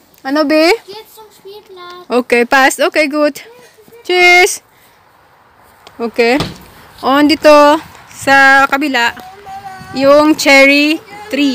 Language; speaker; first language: Filipino; non-native, local second language; Hiligaynon